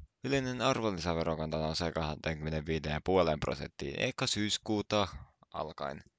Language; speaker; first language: Finnish; native; Finnish